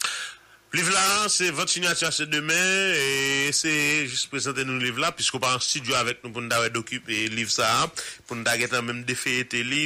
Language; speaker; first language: French; non-native, local second language; Haitian Creole